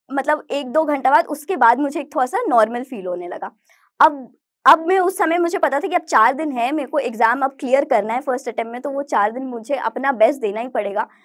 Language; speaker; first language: Hindi; native; Hindi